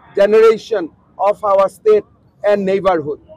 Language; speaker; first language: English; non-native, local second language; Assamese